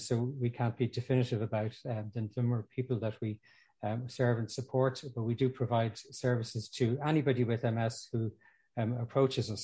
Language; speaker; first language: English; native; English